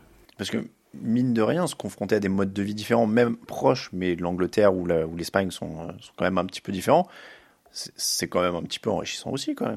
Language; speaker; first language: French; native; French